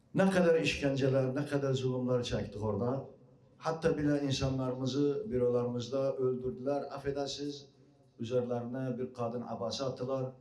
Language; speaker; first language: Turkish; early bilingual, heritage; Arabic